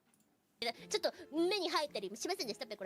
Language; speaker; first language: Japanese; native; Japanese